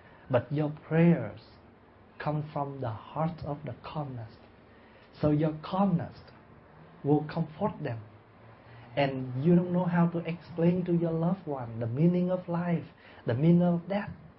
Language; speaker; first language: English; non-native, fluent; Vietnamese